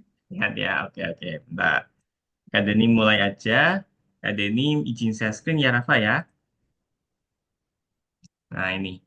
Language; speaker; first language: Indonesian; native; Indonesian